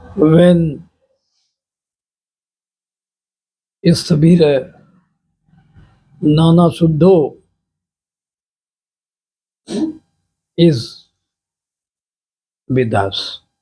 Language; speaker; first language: English; non-native, local second language; Hindi